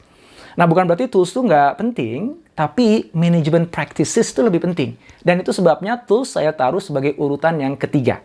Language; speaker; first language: Indonesian; native; Indonesian